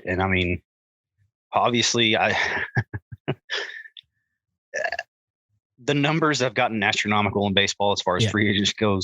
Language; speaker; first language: English; native; English